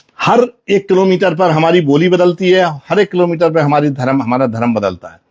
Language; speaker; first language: Hindi; native; Hindi